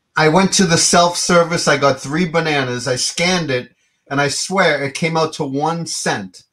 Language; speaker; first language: English; native; English